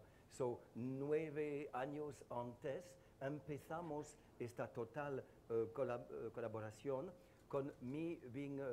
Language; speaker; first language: Spanish; non-native, learner; French